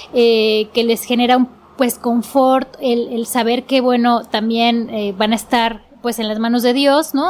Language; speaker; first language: Spanish; native; Spanish